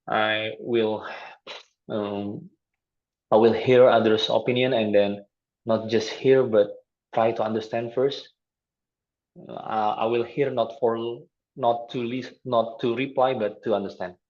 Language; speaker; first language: English; non-native, fluent; Indonesian